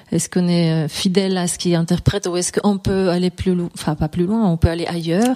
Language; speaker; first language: French; non-native, fluent; Spanish